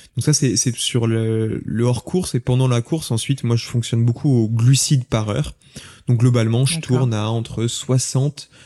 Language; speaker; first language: French; native; French